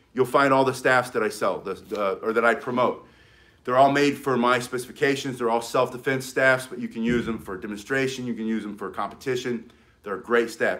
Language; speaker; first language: English; native; English